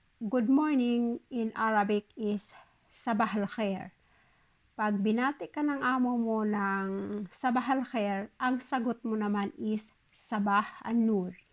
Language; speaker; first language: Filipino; non-native, local second language; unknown